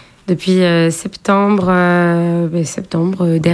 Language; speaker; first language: French; native; French